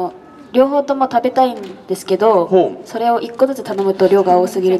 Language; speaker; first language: Japanese; non-native, fluent; Korean